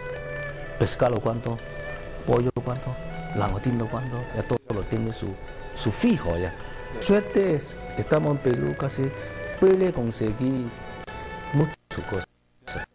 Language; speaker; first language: Spanish; non-native, learner; Cantonese